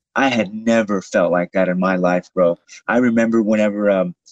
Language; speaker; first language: English; native; English